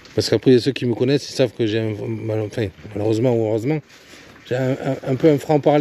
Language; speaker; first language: French; native; French